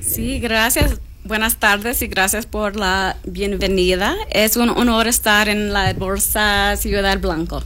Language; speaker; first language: Spanish; non-native, learner; English